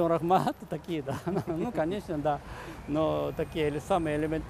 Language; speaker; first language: Russian; non-native, fluent; Japanese